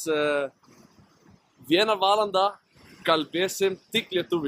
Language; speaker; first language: Lithuanian; non-native, learner; Swedish